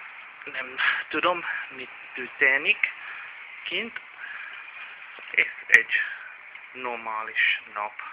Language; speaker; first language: Hungarian; non-native, learner; Czech